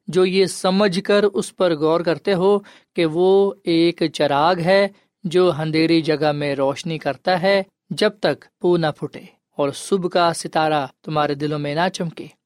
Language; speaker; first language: Urdu; non-native, local second language; Punjabi